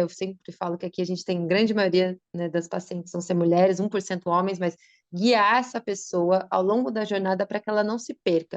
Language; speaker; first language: Portuguese; native; Portuguese